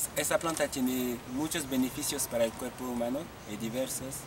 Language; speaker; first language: Spanish; non-native, learner; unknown